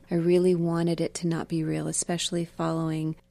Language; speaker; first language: English; native; English